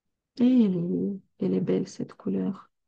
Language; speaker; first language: French; non-native, fluent; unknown